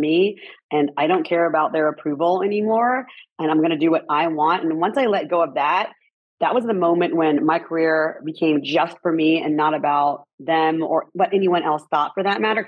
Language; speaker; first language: English; native; English